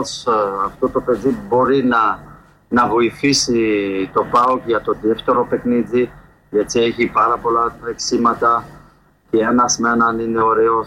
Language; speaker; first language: Greek; non-native, fluent; French